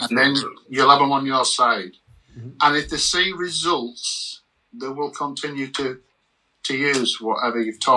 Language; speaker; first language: English; native; English